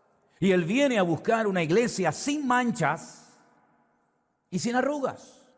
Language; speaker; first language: Spanish; native; Spanish